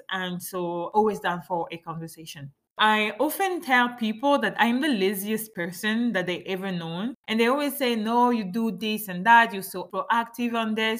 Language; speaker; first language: English; non-native, fluent; French